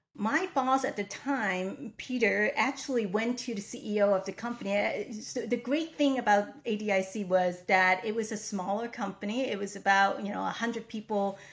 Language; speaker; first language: English; non-native, local second language; Cantonese